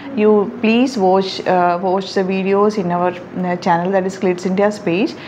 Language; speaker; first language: English; non-native, local second language; Malayalam